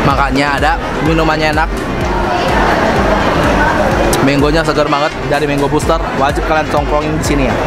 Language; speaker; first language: Indonesian; native; Indonesian